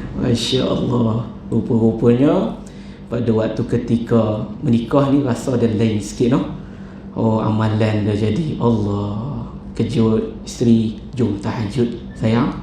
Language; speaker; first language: Malay; native; Malay